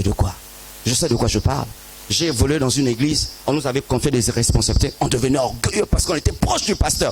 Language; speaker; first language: French; non-native, local second language; Lingala